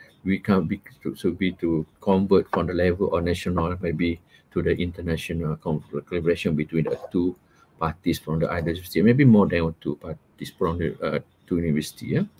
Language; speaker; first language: English; non-native, local second language; Malay